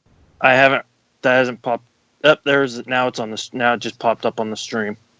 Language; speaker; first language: English; native; English